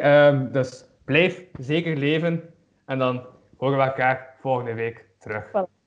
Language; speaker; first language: Dutch; native; Dutch